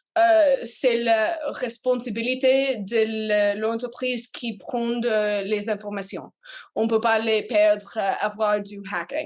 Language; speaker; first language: French; non-native, learner; English